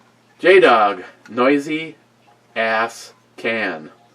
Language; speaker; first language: English; native; English